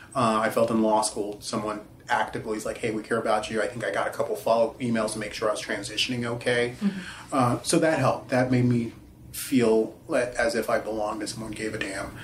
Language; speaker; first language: English; early bilingual, other home language; Haitian Creole